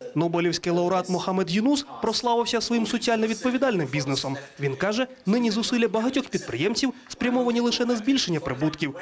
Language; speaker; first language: Ukrainian; native; Ukrainian